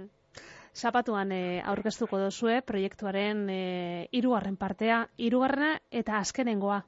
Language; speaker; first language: Basque; native; Basque